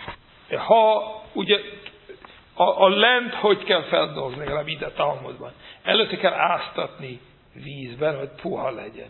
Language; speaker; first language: Hungarian; non-native, fluent; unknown